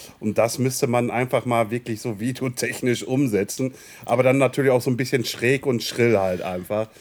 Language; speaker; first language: German; native; German